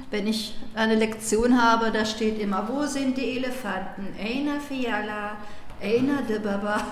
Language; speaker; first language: German; native; German